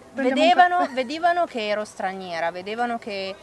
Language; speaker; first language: Italian; native; Italian